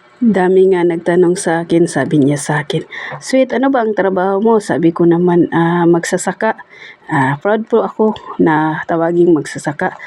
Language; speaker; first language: Filipino; non-native, local second language; Cebuano